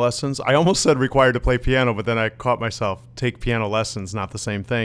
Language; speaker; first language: English; early bilingual, other home language; Dutch